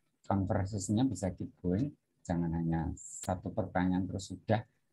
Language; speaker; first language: Indonesian; native; Indonesian